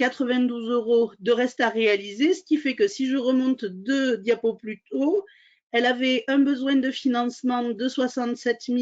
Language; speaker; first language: French; native; French